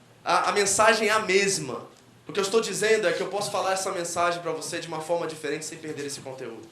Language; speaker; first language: Portuguese; native; Portuguese